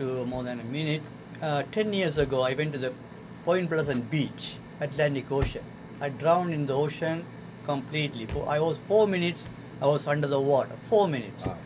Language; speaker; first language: English; non-native, local second language; Tamil